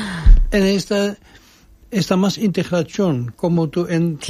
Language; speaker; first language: Spanish; non-native, learner; Dutch